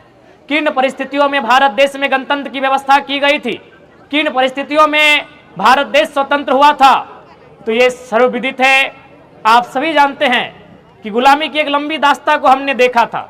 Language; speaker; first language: Hindi; non-native, local second language; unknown